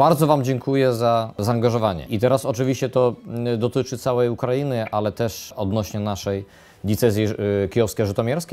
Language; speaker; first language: Polish; non-native, fluent; Ukrainian